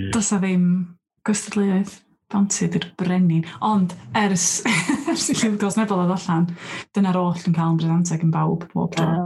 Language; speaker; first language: Welsh; native; Welsh